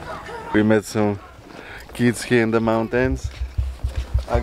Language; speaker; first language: English; non-native, fluent; Polish